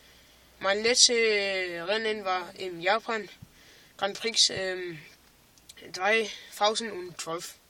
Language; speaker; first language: German; non-native, learner; Danish